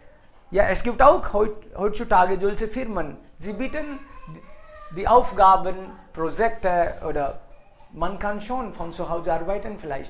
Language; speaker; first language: German; non-native, learner; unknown